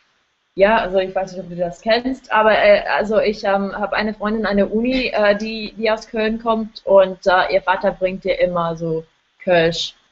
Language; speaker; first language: German; non-native, fluent; English